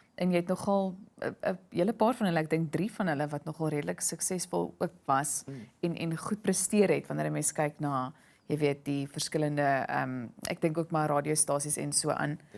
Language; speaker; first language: Afrikaans; native; Afrikaans